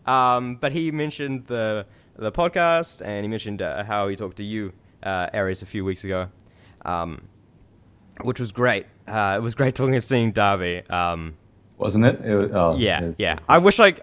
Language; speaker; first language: English; native; English